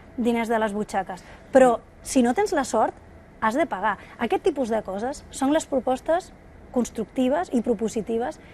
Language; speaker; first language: Catalan; non-native, local second language; Spanish